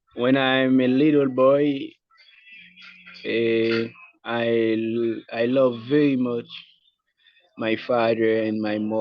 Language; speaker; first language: English; non-native, learner; Haitian Creole